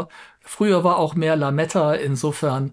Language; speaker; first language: German; native; German